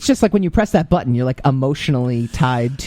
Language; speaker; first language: English; native; English